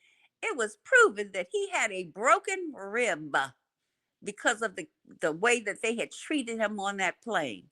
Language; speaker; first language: English; native; English